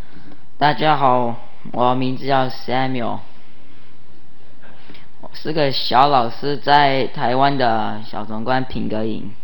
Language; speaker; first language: Chinese; early bilingual, heritage; Chinese